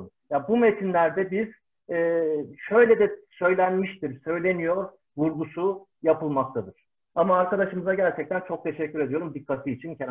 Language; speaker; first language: Turkish; native; Turkish